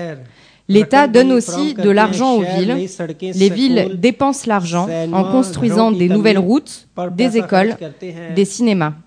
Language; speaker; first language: French; non-native, learner; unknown